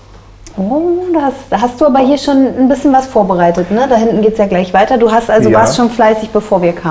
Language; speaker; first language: German; native; German